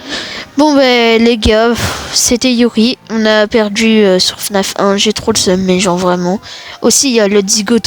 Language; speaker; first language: French; native; French